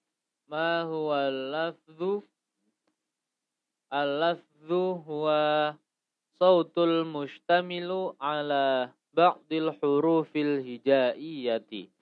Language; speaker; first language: Arabic; non-native, learner; Indonesian